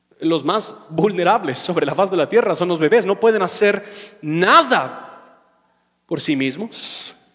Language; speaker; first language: Spanish; non-native, fluent; English